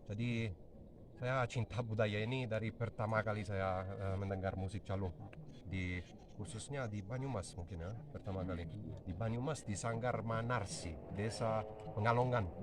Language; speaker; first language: Indonesian; non-native, learner; Italian